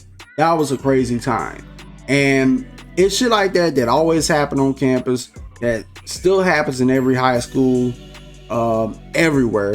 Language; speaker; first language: English; native; English